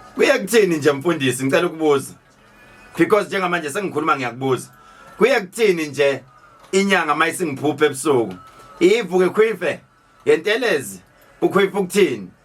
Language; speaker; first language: Zulu; native; Zulu